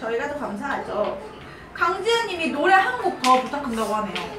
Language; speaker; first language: Korean; native; Korean